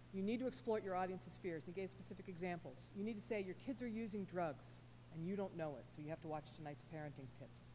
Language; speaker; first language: English; native; English